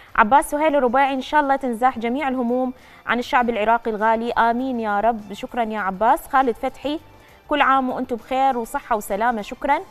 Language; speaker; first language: Arabic; native; Arabic